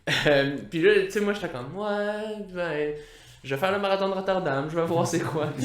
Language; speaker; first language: French; native; French